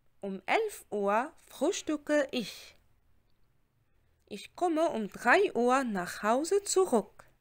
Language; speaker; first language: German; non-native, fluent; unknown